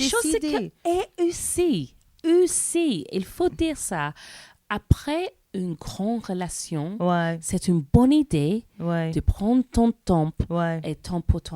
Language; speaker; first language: French; non-native, learner; English